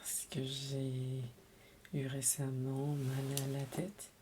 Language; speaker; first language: French; non-native, fluent; Spanish